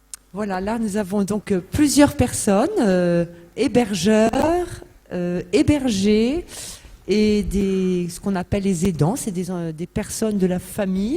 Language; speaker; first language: French; native; French